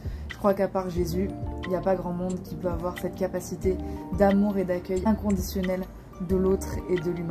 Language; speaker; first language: French; native; French